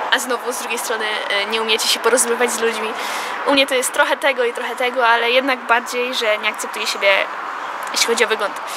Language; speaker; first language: Polish; early bilingual, heritage; Polish